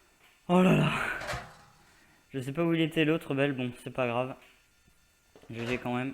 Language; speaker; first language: French; native; French